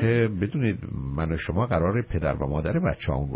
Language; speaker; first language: Persian; native; Persian